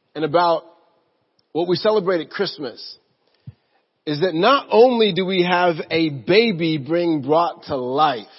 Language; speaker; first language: English; native; English